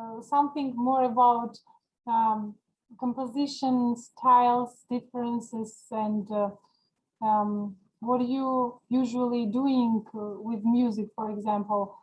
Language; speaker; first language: English; non-native, learner; Georgian